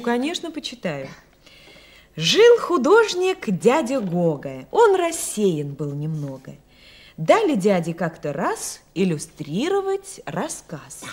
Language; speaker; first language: Russian; native; Russian